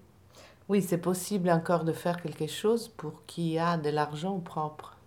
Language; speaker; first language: French; non-native, fluent; Italian